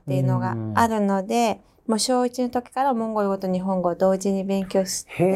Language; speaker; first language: Japanese; non-native, fluent; Mongolian